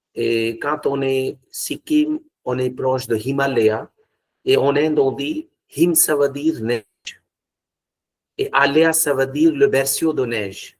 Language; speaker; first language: French; non-native, fluent; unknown